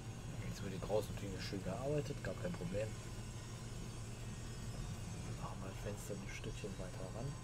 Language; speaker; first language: German; native; German